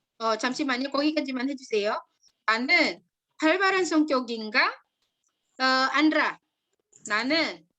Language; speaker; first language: Korean; non-native, fluent; Indonesian